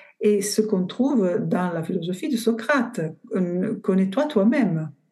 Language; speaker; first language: French; non-native, fluent; Italian